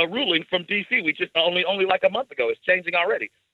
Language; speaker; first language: English; native; English